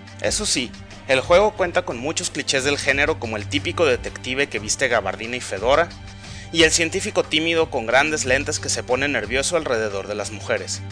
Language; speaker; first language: Spanish; native; Spanish